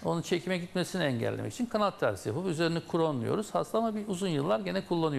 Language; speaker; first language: Turkish; native; Turkish